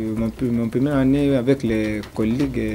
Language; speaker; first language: French; non-native, learner; English